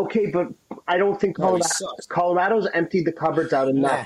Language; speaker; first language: English; native; English